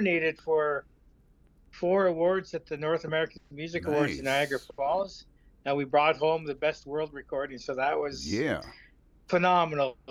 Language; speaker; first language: English; native; English